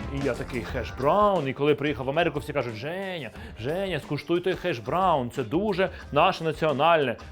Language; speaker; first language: Ukrainian; native; Ukrainian